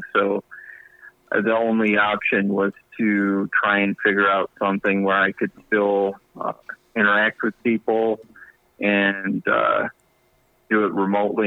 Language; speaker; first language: English; native; English